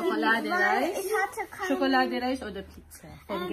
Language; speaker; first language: German; non-native, learner; Filipino